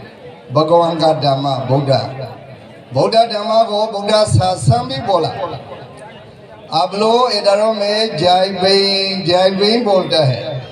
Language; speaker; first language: Hindi; non-native, learner; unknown